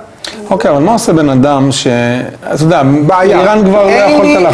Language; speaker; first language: Hebrew; native; Hebrew